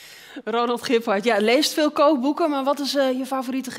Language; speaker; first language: Dutch; native; Dutch